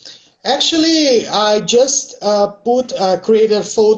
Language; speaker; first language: English; non-native, fluent; Portuguese